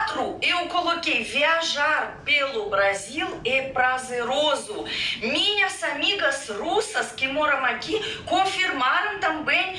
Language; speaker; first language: Portuguese; non-native, fluent; Russian